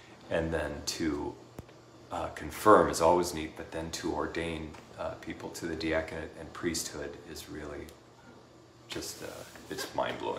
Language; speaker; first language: English; native; English